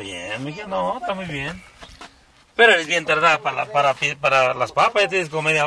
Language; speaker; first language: Spanish; native; Spanish